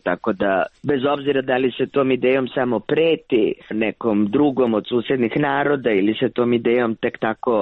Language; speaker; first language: Croatian; native; Croatian